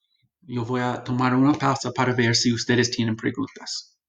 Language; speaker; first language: Spanish; non-native, fluent; English